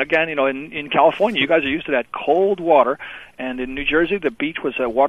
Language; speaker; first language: English; native; English